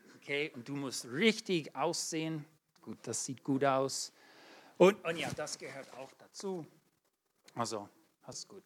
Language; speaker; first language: German; non-native, fluent; English